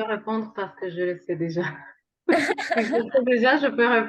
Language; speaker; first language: French; non-native, fluent; Spanish